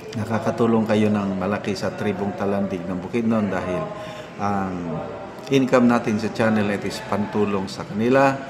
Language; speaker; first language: Filipino; native; Filipino